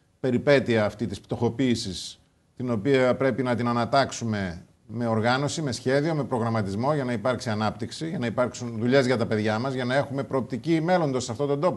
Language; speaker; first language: Greek; native; Greek